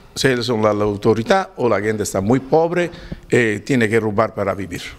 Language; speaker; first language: Spanish; non-native, learner; Italian